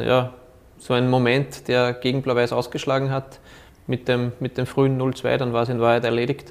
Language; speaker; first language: German; native; German